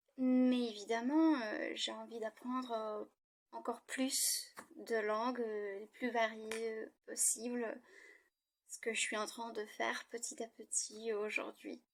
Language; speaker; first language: French; non-native, fluent; Russian